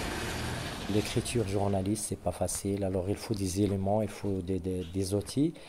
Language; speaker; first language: French; non-native, local second language; Arabic